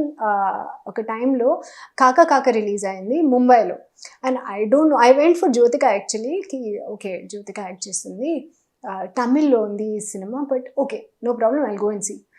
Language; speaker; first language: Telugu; non-native, learner; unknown